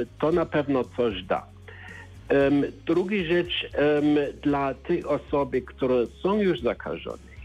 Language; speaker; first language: Polish; non-native, learner; German